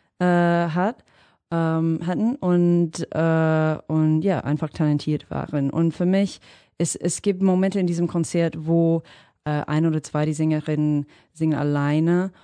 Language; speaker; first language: German; non-native, fluent; English